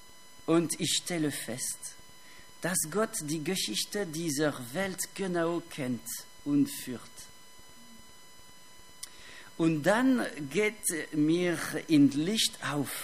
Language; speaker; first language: German; non-native, fluent; French